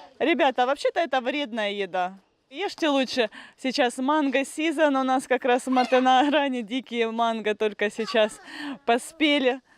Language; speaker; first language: Russian; native; Russian